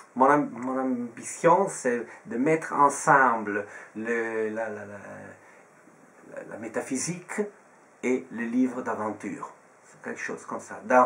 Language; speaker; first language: French; non-native, fluent; Italian